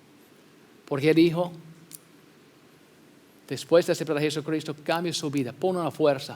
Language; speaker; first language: Spanish; non-native, fluent; English